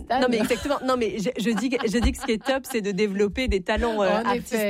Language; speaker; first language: French; native; French